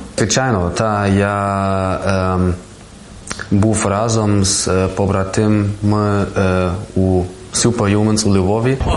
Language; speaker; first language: Ukrainian; non-native, learner; German